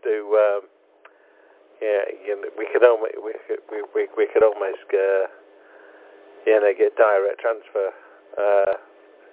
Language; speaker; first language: English; native; English